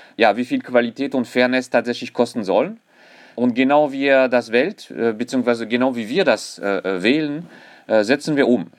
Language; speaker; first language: German; non-native, fluent; French